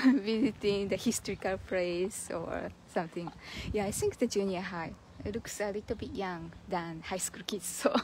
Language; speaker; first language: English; non-native, learner; Japanese